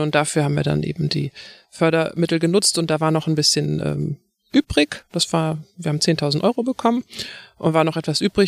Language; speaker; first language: German; native; German